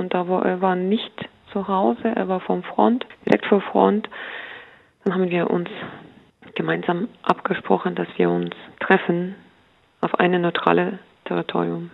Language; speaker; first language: German; non-native, fluent; Ukrainian